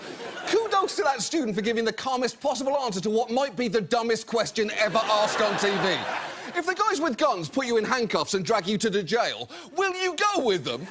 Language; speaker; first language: English; native; English